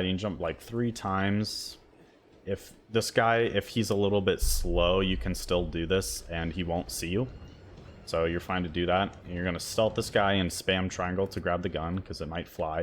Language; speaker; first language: English; native; English